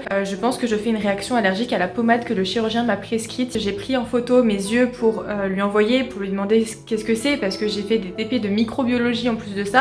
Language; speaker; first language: French; native; French